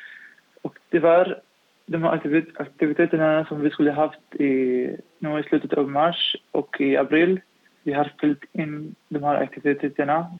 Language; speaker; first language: Swedish; non-native, fluent; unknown